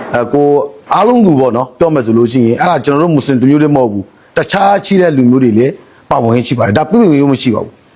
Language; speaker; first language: Burmese; non-native, local second language; Rohingya